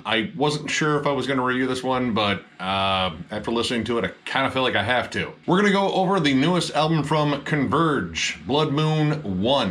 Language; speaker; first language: English; native; English